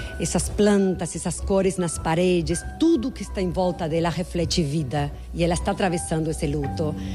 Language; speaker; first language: Portuguese; non-native, fluent; Spanish